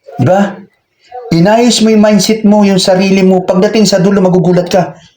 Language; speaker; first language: Filipino; non-native, local second language; Cebuano